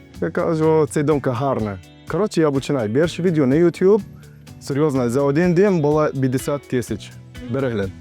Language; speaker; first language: Ukrainian; non-native, learner; Arabic